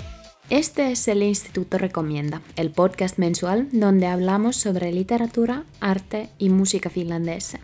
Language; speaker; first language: Spanish; non-native, fluent; Finnish